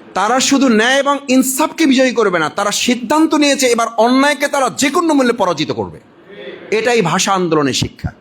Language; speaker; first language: Bangla; native; Bangla